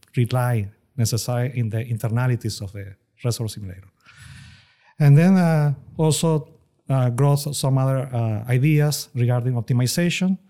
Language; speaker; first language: English; non-native, fluent; Spanish